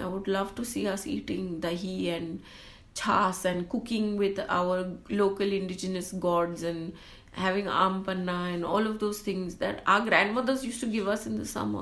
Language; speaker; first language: English; non-native, local second language; Gujarati